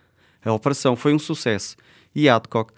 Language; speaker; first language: Portuguese; native; Portuguese